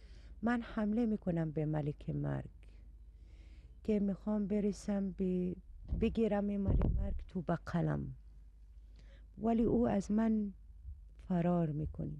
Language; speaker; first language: Persian; non-native, learner; Arabic